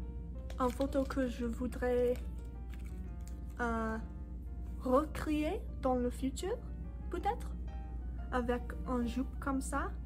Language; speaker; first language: French; non-native, learner; English